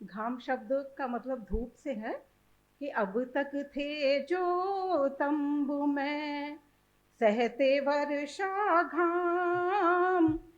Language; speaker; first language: Hindi; native; Hindi